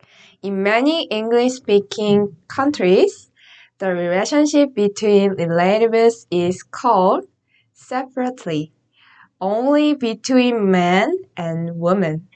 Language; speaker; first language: English; non-native, fluent; Korean